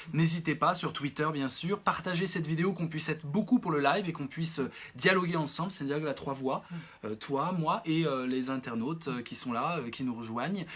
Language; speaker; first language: French; native; French